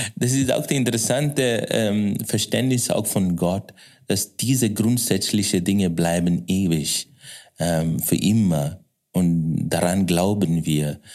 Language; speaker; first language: German; non-native, fluent; Kannada